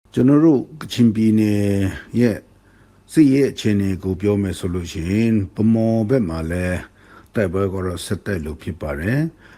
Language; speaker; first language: Burmese; non-native, local second language; Kachin